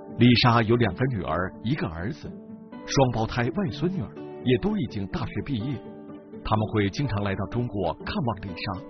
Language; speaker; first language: Chinese; native; Chinese